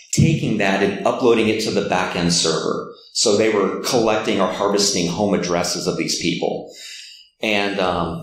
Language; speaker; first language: English; native; English